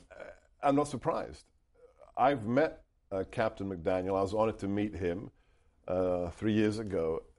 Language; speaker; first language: English; non-native, local second language; Hungarian